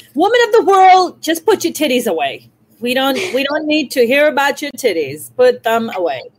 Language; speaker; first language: English; non-native, local second language; Urdu